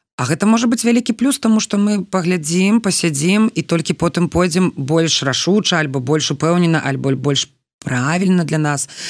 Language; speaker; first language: Belarusian; non-native, local second language; Russian